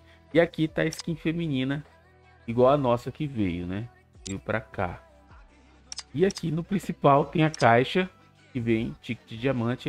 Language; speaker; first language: Portuguese; native; Portuguese